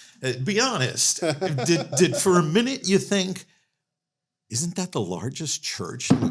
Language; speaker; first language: English; native; English